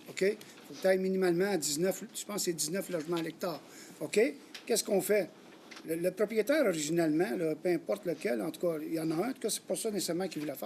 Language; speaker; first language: French; native; French